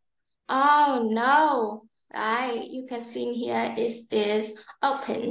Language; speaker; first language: English; non-native, learner; Vietnamese